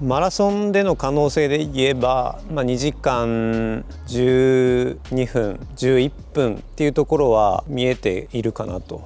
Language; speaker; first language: Japanese; native; Japanese